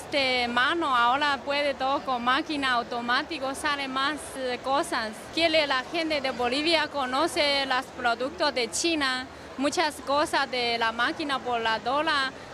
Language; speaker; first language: Spanish; non-native, learner; Chinese